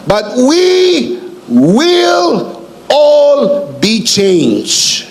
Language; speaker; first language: English; non-native, local second language; Filipino